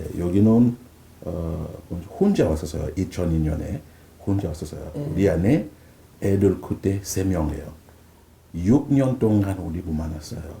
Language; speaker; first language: Korean; non-native, learner; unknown